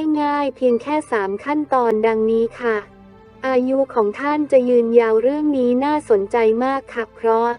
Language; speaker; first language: Thai; native; Thai